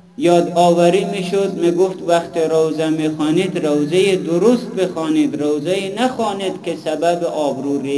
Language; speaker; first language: Persian; native; Persian